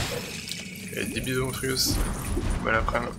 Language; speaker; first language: French; native; French